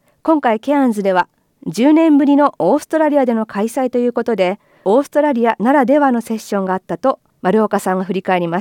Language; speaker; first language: Japanese; native; Japanese